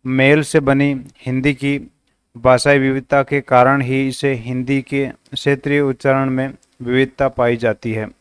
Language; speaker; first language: Hindi; native; Hindi